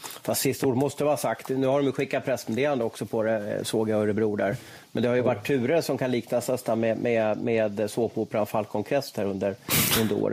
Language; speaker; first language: Swedish; native; Swedish